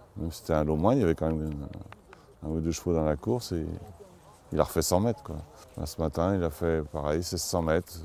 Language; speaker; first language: French; native; French